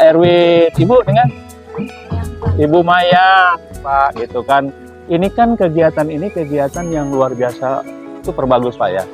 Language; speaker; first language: Indonesian; native; Indonesian